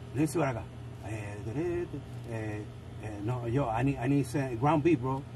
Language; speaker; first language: English; native; English